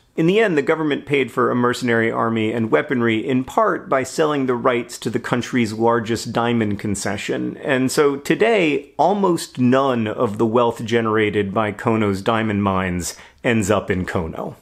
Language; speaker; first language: English; native; English